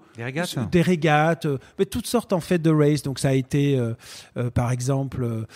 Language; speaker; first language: French; native; French